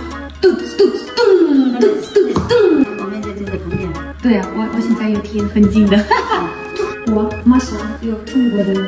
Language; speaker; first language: Chinese; non-native, learner; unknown